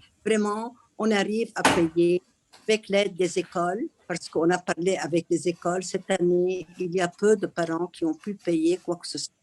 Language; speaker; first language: French; non-native, local second language; Arabic